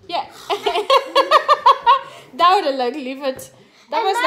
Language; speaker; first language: Dutch; non-native, learner; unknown